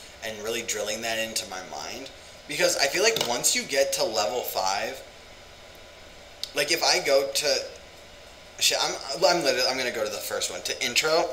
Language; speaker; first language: English; native; English